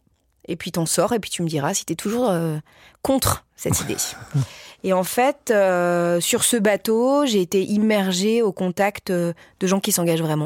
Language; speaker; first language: French; native; French